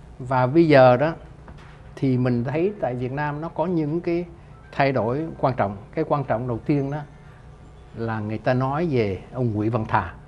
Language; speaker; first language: Vietnamese; native; Vietnamese